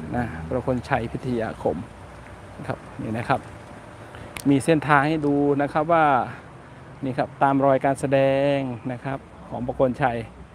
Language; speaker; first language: Thai; non-native, local second language; Northern Khmer